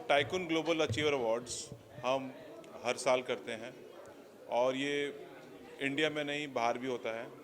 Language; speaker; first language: Hindi; native; Hindi